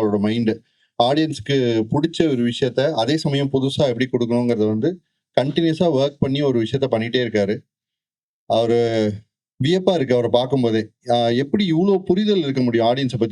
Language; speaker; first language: Tamil; native; Tamil